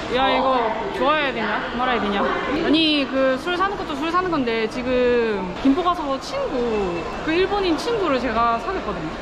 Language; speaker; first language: Korean; native; Korean